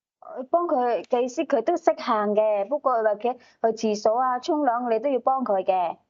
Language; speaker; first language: Cantonese; native; Cantonese